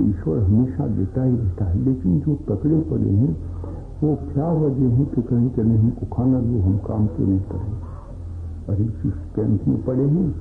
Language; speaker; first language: Hindi; non-native, local second language; Gujarati